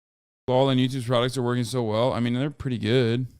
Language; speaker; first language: English; native; English